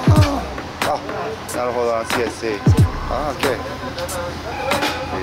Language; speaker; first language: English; non-native, learner; Japanese